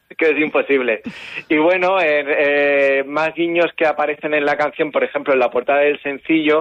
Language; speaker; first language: Spanish; native; Spanish